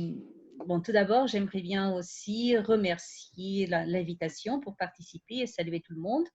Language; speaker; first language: French; non-native, fluent; Portuguese